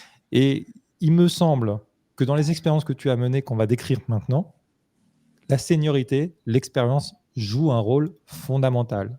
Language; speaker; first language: French; native; French